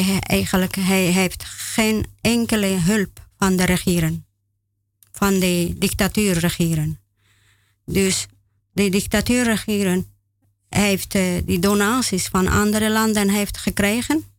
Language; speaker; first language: Dutch; non-native, learner; Spanish